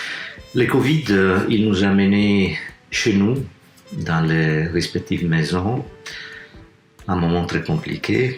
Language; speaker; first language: French; non-native, fluent; Italian